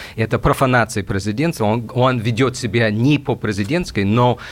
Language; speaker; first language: Russian; non-native, fluent; English